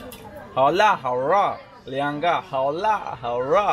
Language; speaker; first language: Chinese; non-native, learner; Rundi